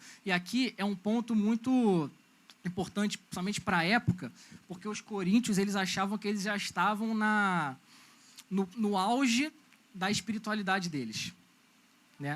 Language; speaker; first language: Portuguese; native; Portuguese